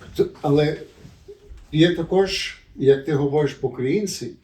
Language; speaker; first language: Ukrainian; early bilingual, heritage; Ukrainian